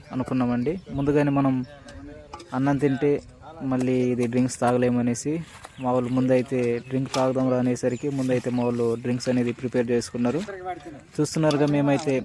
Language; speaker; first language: Telugu; non-native, local second language; Koya